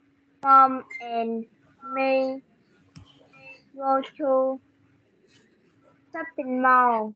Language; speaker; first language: English; non-native, learner; Vietnamese